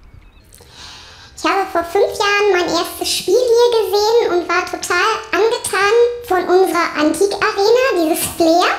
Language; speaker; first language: German; native; German